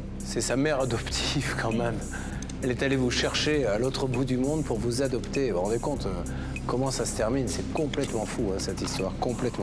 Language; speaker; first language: French; native; French